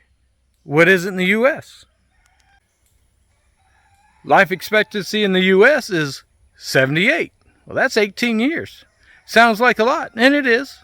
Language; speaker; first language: English; native; English